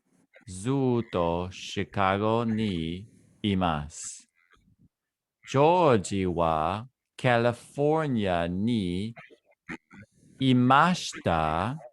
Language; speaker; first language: Japanese; non-native, learner; English